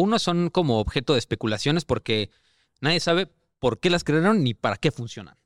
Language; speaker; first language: Spanish; native; Spanish